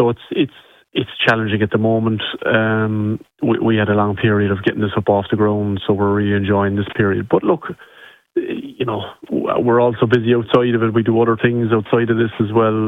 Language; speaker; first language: English; native; English